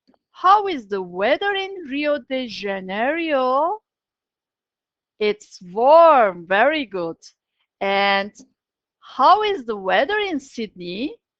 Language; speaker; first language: English; non-native, fluent; Turkish